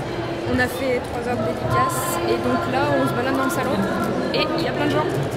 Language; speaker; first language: French; native; French